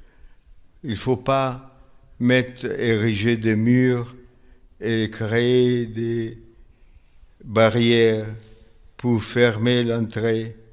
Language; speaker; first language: French; non-native, fluent; Italian